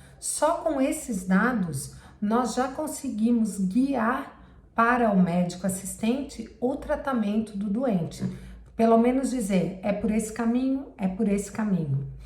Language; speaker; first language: Portuguese; native; Portuguese